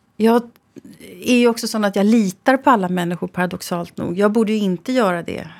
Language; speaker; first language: Swedish; native; Swedish